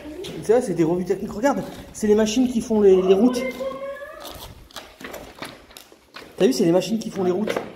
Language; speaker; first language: French; native; French